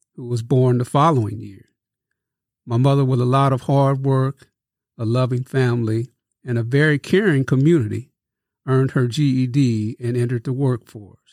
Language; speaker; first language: English; native; English